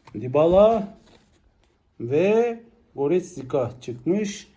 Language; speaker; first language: Turkish; native; Turkish